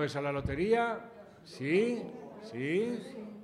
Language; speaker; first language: Spanish; native; Spanish